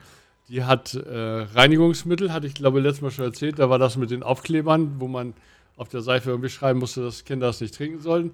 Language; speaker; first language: German; native; German